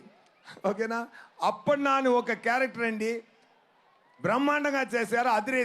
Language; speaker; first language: Telugu; non-native, learner; Tamil